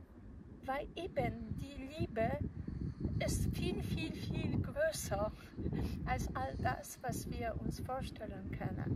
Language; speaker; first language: German; non-native, fluent; Polish